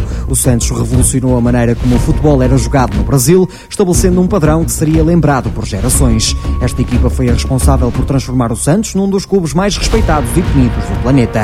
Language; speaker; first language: Portuguese; native; Portuguese